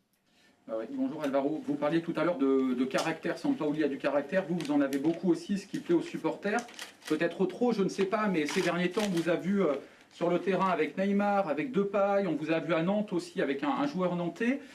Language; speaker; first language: French; native; French